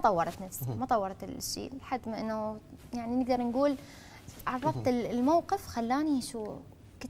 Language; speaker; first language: Arabic; native; Arabic